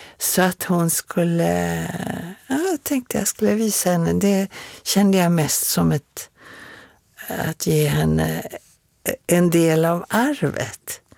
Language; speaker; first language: Swedish; native; Swedish